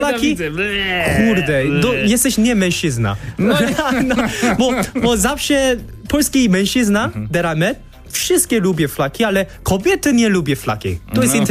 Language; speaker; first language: Polish; non-native, learner; Korean